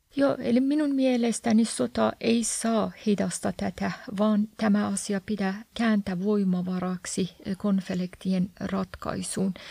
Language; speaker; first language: Finnish; non-native, fluent; Persian